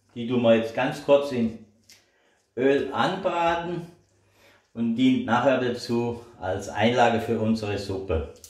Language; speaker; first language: German; native; German